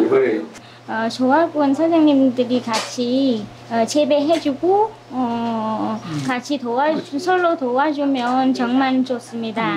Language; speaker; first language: Korean; non-native, learner; Vietnamese